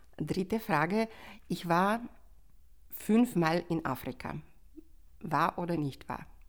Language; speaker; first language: German; non-native, fluent; Russian